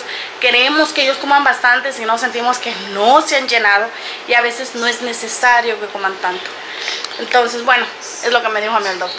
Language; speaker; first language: Spanish; native; Spanish